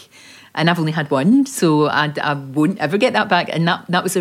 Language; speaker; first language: English; native; English